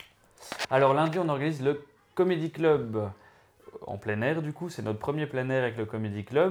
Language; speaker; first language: French; native; French